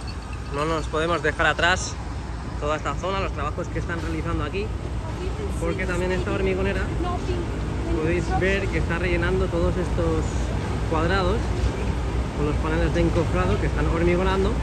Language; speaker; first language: Spanish; native; Spanish